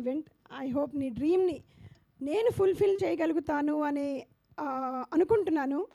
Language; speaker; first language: Telugu; native; Telugu